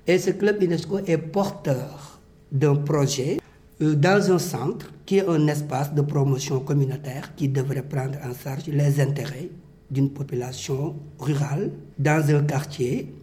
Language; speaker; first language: French; non-native, local second language; Wolof